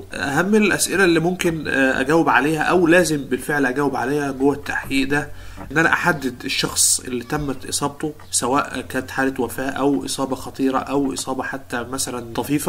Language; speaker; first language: Arabic; native; Arabic